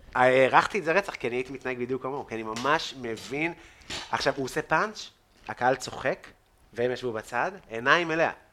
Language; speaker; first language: Hebrew; native; Hebrew